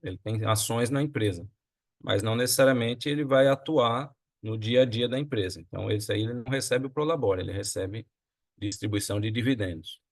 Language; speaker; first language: Portuguese; native; Portuguese